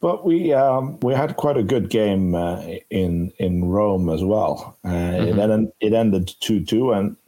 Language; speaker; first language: English; non-native, fluent; Norwegian